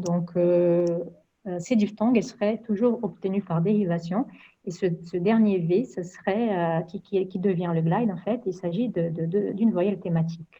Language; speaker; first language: French; non-native, fluent; Portuguese